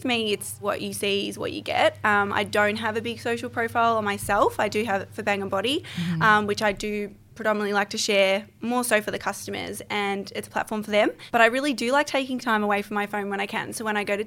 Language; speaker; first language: English; native; English